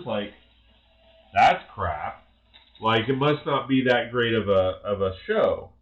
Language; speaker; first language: English; native; English